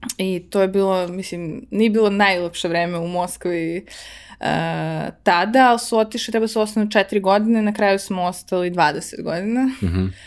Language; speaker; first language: Serbian; early bilingual, heritage; Serbian